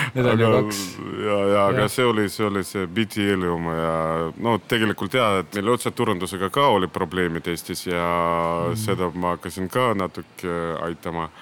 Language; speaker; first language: Estonian; non-native, local second language; Russian